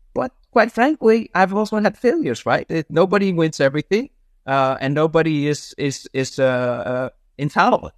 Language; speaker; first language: English; non-native, fluent; Dutch